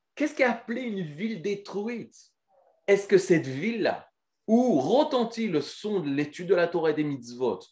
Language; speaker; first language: French; native; French